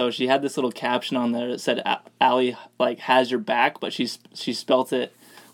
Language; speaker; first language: English; native; English